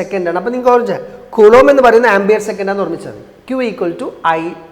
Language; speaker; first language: Malayalam; native; Malayalam